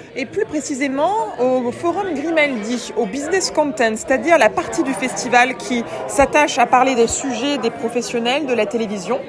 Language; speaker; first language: French; native; French